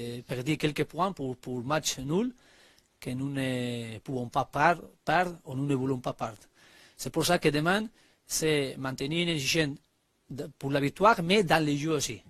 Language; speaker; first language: French; non-native, learner; Spanish